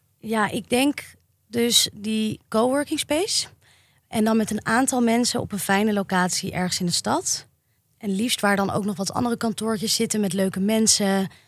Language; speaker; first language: Dutch; native; Dutch